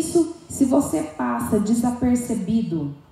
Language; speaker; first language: Portuguese; native; Portuguese